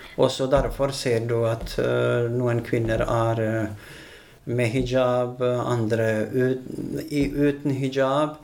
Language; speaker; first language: Norwegian; non-native, fluent; Bosnian